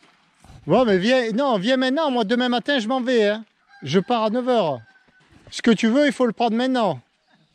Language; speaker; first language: French; native; French